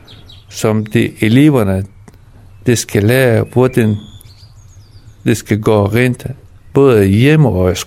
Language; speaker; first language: Danish; non-native, fluent; Persian